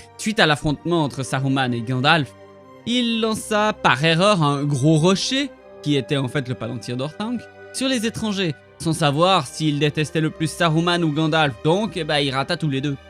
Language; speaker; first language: French; native; French